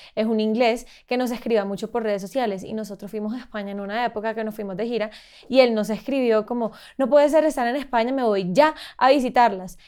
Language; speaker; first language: Spanish; native; Spanish